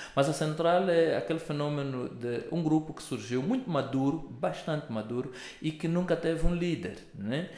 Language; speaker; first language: Portuguese; native; Portuguese